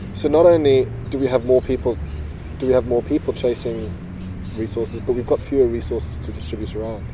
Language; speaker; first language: English; native; English